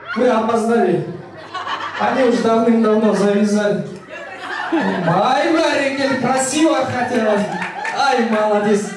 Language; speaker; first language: Russian; non-native, local second language; Kazakh